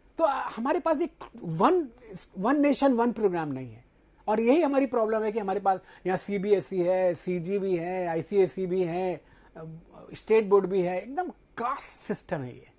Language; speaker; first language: Hindi; native; Hindi